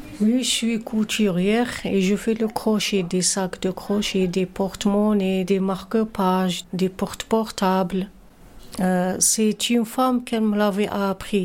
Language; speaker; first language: French; non-native, fluent; Arabic